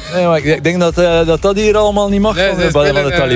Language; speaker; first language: Dutch; native; Dutch